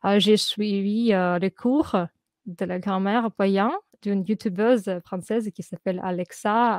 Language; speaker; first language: French; non-native, fluent; Russian